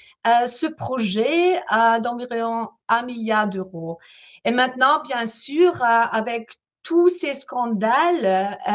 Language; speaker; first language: French; non-native, fluent; German